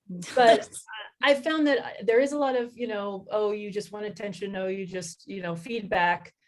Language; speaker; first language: English; native; English